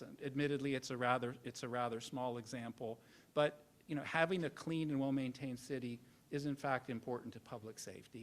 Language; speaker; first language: English; native; English